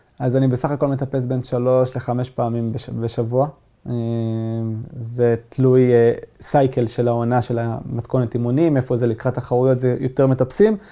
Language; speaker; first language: Hebrew; native; Hebrew